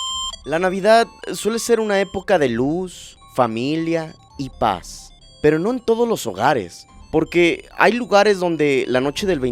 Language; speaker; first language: Spanish; native; Spanish